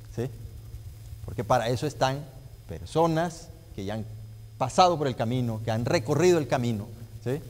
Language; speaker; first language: Spanish; native; Spanish